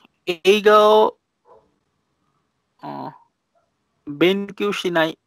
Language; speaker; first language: Japanese; non-native, learner; Bangla